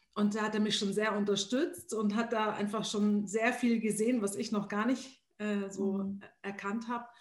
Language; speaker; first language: German; early bilingual, other home language; Arabic